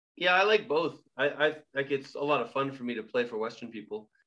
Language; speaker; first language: English; native; English